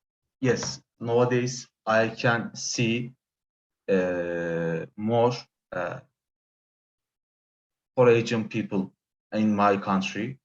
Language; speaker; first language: English; non-native, learner; Turkish